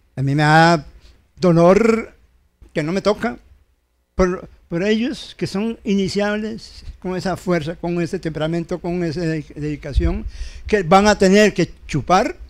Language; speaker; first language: Spanish; native; Spanish